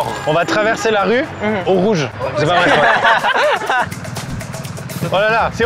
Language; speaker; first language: French; native; French